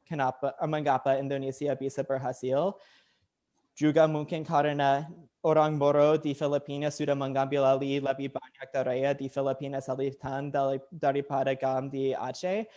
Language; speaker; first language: Indonesian; non-native, learner; English